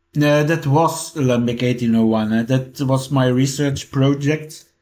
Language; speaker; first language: English; non-native, fluent; Dutch